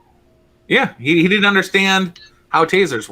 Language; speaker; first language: English; native; English